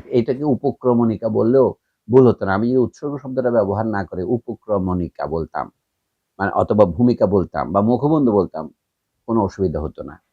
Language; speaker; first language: Bangla; native; Bangla